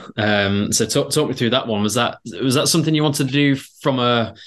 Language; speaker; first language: English; native; English